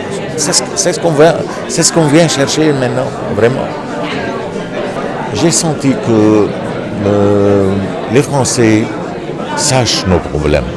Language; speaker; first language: French; non-native, local second language; Arabic